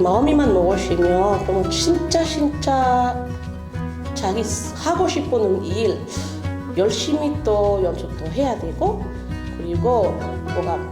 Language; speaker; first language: Korean; non-native, learner; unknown